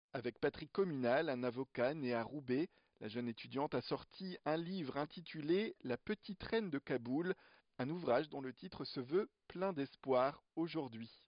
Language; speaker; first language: French; native; French